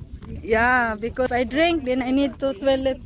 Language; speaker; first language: English; non-native, local second language; Filipino